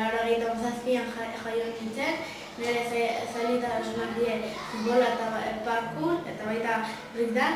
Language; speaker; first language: Basque; early bilingual, other home language; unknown